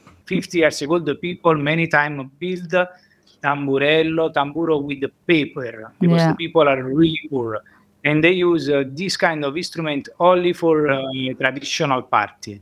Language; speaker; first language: English; non-native, learner; Italian